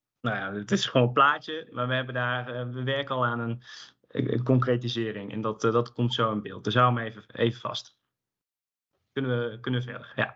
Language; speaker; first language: Dutch; native; Dutch